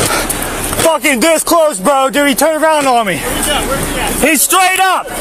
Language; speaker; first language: English; native; English